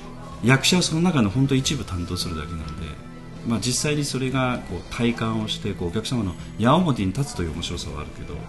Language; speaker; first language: Japanese; native; Japanese